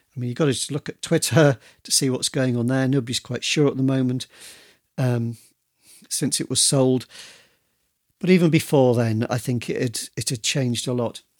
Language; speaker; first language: English; native; English